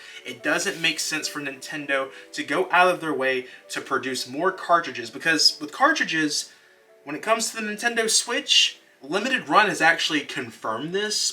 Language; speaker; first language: English; native; English